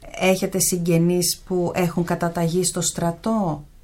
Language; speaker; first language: Greek; native; Greek